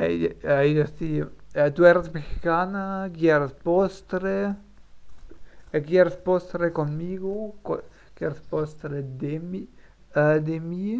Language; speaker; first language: Spanish; non-native, learner; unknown